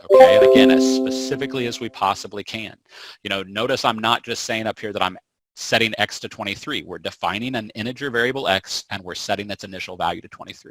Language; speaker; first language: English; native; English